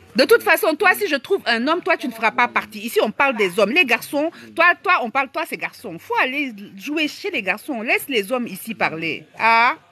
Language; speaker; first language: French; native; French